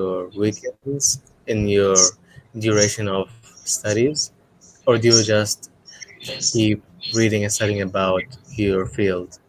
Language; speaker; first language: English; non-native, fluent; Arabic